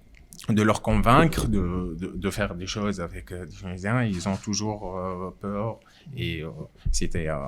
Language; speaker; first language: French; non-native, local second language; Arabic